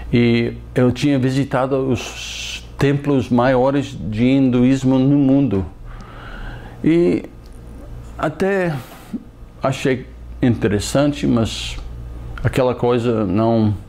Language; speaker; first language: Portuguese; non-native, fluent; English